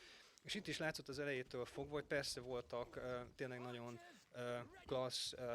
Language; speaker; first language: Hungarian; native; Hungarian